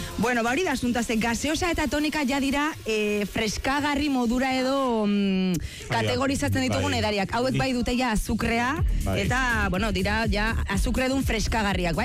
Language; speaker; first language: Basque; native; Basque